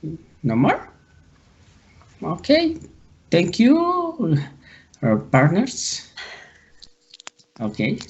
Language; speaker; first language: English; non-native, learner; Spanish